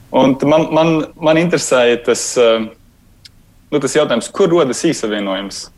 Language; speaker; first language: Latvian; native; Latvian